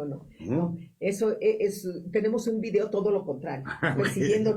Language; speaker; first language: Spanish; native; Spanish